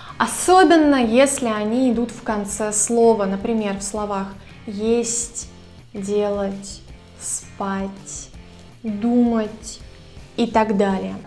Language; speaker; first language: Russian; native; Russian